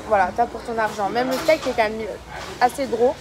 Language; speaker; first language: French; native; French